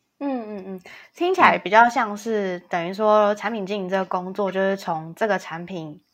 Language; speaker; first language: Chinese; native; Chinese